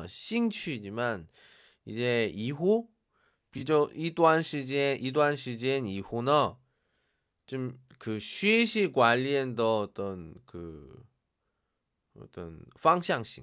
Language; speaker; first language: Chinese; non-native, learner; Korean